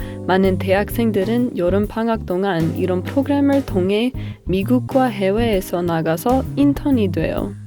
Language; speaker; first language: Korean; non-native, learner; English